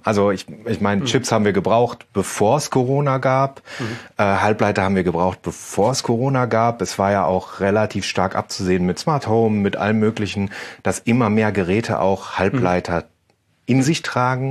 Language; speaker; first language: German; native; German